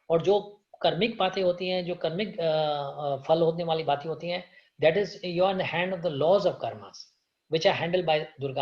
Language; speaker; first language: Hindi; native; Hindi